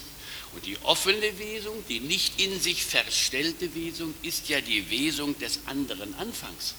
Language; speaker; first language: German; native; German